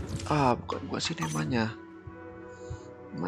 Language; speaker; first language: Indonesian; native; Indonesian